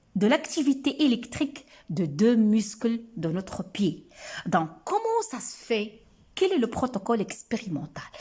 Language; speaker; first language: French; non-native, local second language; Arabic